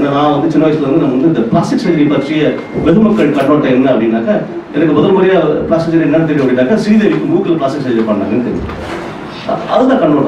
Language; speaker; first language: Tamil; native; Tamil